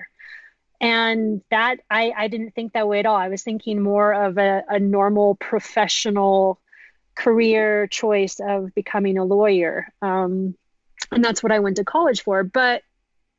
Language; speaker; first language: English; native; English